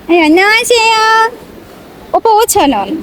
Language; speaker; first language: Korean; non-native, learner; Bangla